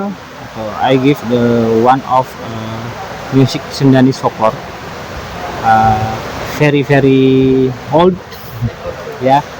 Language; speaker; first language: English; non-native, learner; Indonesian